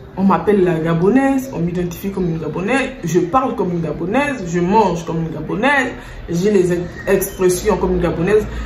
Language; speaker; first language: French; native; French